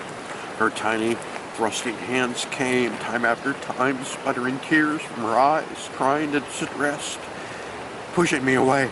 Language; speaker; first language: English; native; English